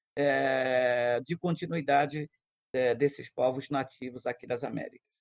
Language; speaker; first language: Portuguese; non-native, local second language; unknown